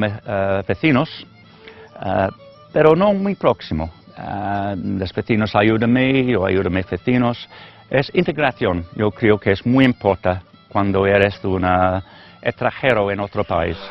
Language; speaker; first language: Spanish; non-native, learner; English